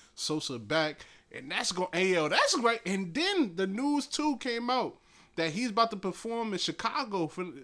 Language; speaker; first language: English; native; English